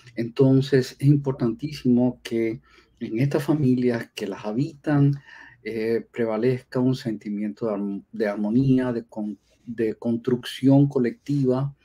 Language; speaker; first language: Spanish; native; Spanish